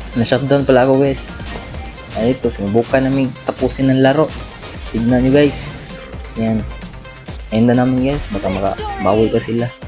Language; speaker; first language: Filipino; non-native, local second language; Cebuano